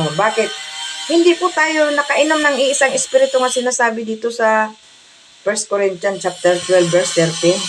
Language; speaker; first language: Filipino; non-native, local second language; Cebuano